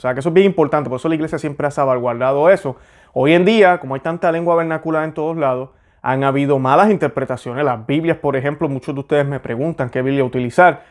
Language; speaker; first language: Spanish; native; Spanish